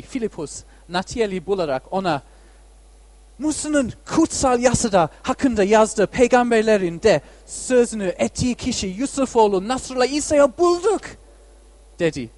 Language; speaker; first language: Turkish; non-native, fluent; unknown